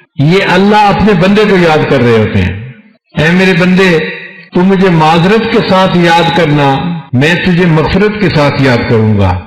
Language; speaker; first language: Urdu; non-native, local second language; Punjabi